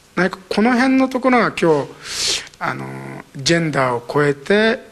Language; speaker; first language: Japanese; native; Japanese